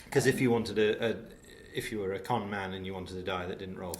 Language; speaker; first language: English; native; English